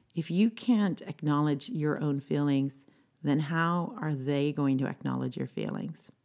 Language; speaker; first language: English; native; English